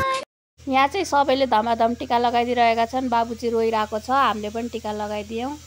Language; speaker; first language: Nepali; native; Nepali